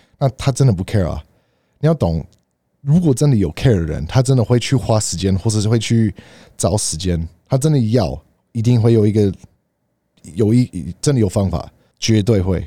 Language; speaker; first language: Chinese; early bilingual, heritage; Chinese